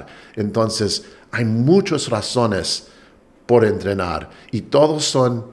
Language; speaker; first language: Spanish; non-native, fluent; English